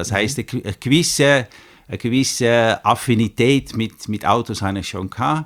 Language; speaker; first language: German; non-native, fluent; Dutch